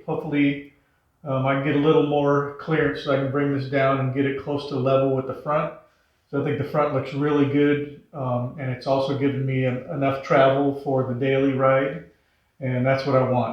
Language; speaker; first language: English; native; English